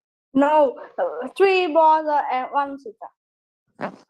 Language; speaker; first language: English; non-native, learner; Vietnamese